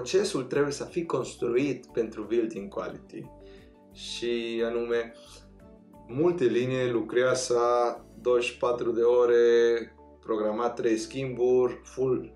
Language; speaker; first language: Romanian; non-native, fluent; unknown